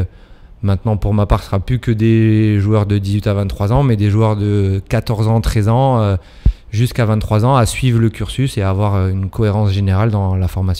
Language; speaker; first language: French; native; French